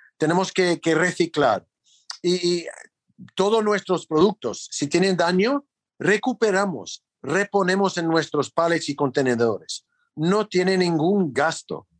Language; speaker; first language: Spanish; non-native, fluent; English